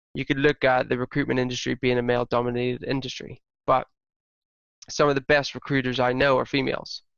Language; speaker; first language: English; native; English